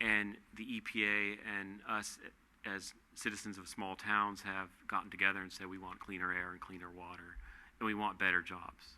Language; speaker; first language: English; native; English